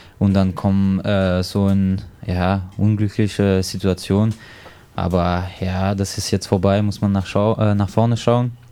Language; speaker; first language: German; non-native, fluent; French